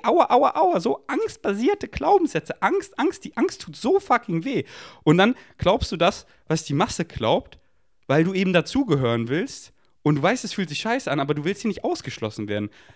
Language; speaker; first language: German; native; German